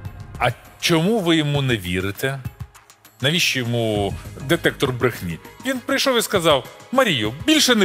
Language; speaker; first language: Ukrainian; native; Ukrainian